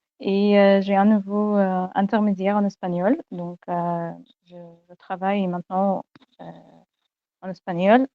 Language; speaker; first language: French; non-native, fluent; Arabic